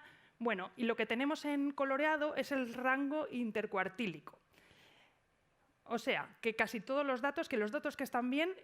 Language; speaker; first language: Spanish; native; Spanish